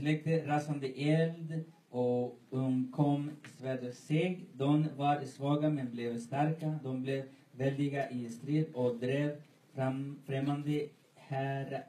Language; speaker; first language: Swedish; non-native, learner; Spanish